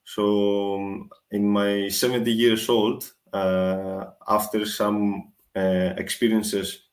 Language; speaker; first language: English; non-native, fluent; Greek